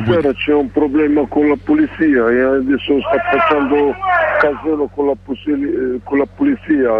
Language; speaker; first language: Italian; non-native, learner; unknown